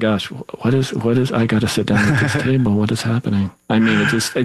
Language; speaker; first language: English; native; English